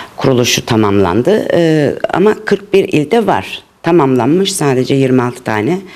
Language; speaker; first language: Turkish; early bilingual, heritage; Turkish